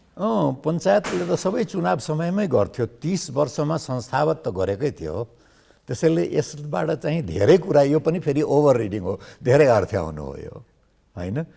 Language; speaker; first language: Nepali; non-native, local second language; Maithili